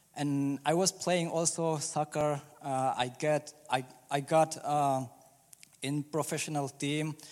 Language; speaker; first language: English; early bilingual, other home language; Burmese